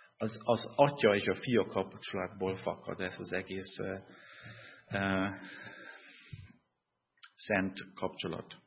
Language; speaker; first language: Hungarian; non-native, fluent; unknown